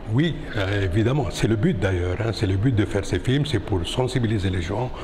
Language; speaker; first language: French; non-native, local second language; Arabic